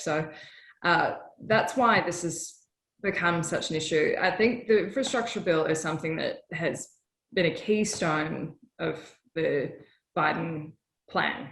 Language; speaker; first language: English; native; English